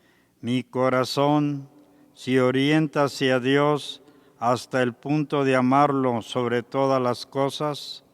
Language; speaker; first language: Spanish; native; Spanish